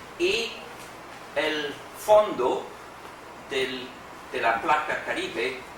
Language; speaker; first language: Spanish; non-native, fluent; English